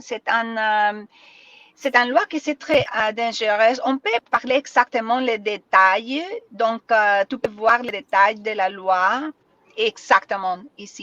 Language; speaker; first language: French; non-native, learner; Spanish